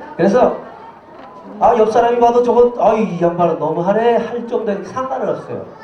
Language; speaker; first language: Korean; native; Korean